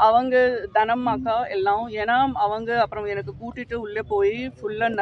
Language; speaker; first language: Tamil; non-native, local second language; Gujarati